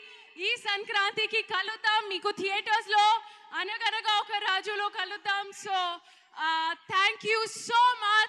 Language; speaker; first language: Telugu; non-native, learner; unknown